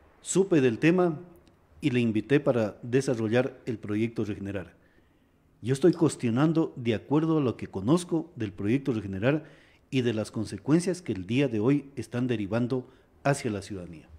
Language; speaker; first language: Spanish; native; Spanish